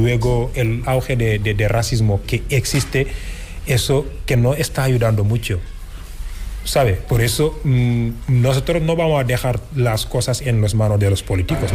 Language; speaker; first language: Spanish; non-native, fluent; Wolof